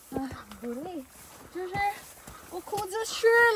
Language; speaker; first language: Chinese; non-native, learner; Filipino